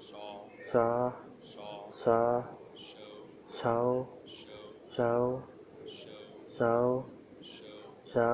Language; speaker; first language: English; non-native, learner; Vietnamese